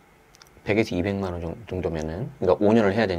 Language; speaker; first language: Korean; native; Korean